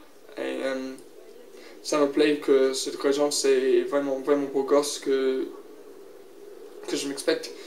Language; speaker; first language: French; non-native, learner; English